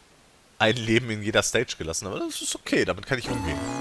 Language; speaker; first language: German; native; German